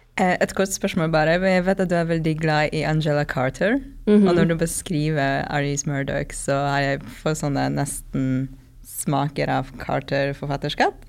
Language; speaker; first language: Norwegian; non-native, fluent; Polish